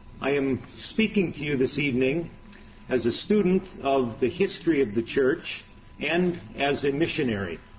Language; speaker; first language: English; native; English